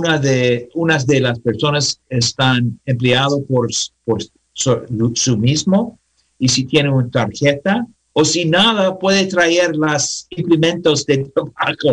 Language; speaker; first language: Spanish; non-native, learner; English